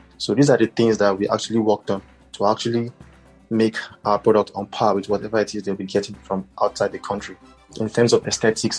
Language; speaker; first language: English; non-native, local second language; Hausa